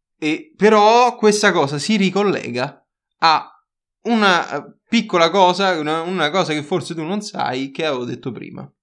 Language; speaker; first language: Italian; native; Italian